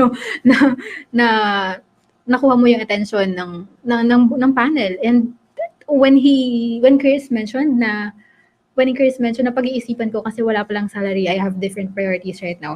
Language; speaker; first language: Filipino; native; Filipino